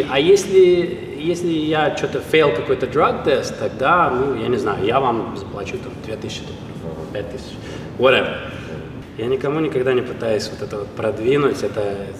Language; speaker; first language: Russian; native; Russian